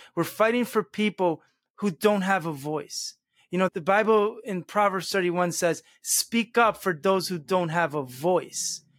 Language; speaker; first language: English; early bilingual, other home language; Spanish